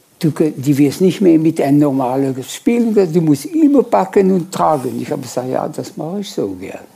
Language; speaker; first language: German; non-native, local second language; French